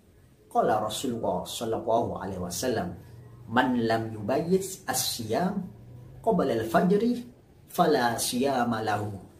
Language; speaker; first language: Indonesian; native; Indonesian